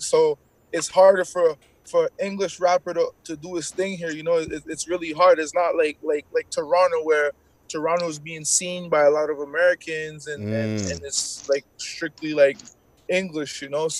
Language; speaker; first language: English; non-native, fluent; French